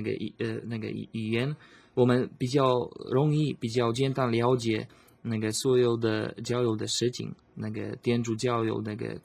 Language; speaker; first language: Chinese; non-native, learner; Slovak